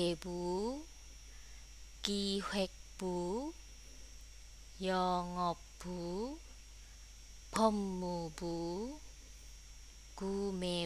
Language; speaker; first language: Korean; non-native, fluent; Indonesian